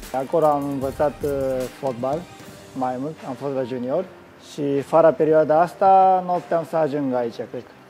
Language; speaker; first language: Romanian; non-native, fluent; Japanese